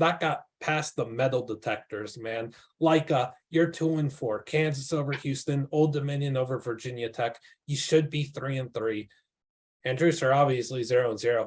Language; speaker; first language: English; native; English